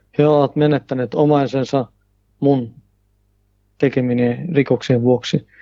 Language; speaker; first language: Finnish; early bilingual, heritage; Finnish